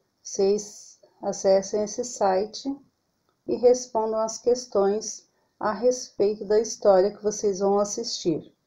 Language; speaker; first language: Portuguese; native; Portuguese